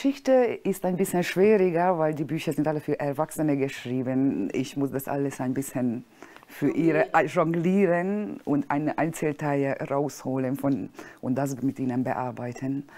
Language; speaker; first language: German; non-native, fluent; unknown